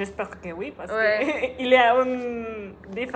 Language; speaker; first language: French; non-native, learner; Spanish